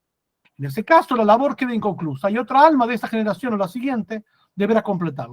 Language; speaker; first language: Spanish; native; Spanish